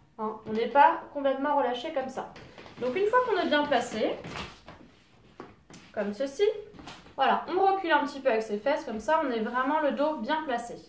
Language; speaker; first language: French; native; French